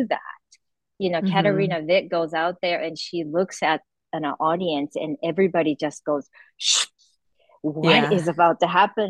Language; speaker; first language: English; non-native, fluent; Japanese